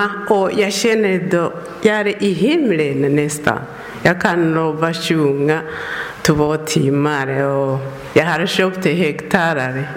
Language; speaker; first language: Swedish; non-native, learner; Persian